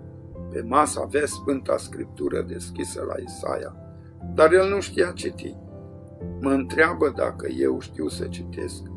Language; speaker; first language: Romanian; native; Romanian